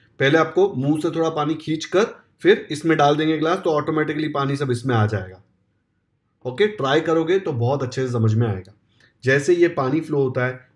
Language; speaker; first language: Hindi; non-native, local second language; Marathi